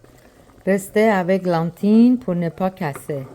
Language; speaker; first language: French; non-native, learner; Persian